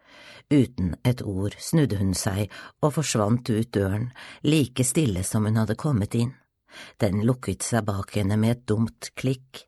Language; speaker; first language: Norwegian; native; Norwegian